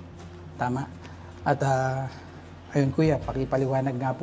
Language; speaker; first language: Filipino; native; Filipino